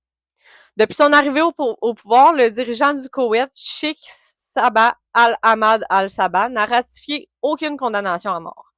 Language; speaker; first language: French; native; French